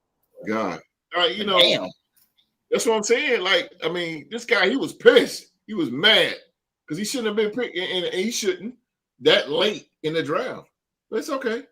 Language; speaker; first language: English; native; English